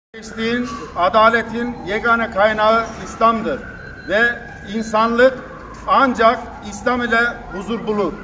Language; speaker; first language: Turkish; native; Turkish